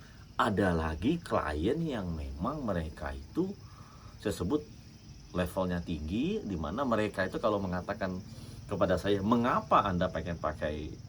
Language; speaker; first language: Indonesian; native; Indonesian